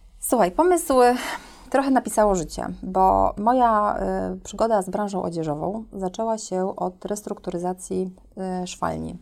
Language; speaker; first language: Polish; native; Polish